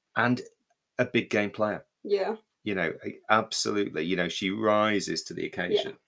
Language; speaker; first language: English; native; English